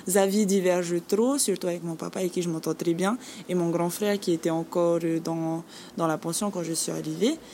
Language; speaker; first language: French; native; French